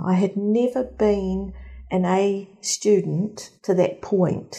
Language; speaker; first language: English; native; English